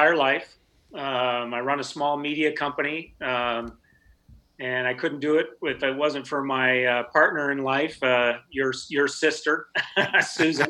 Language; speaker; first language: English; native; English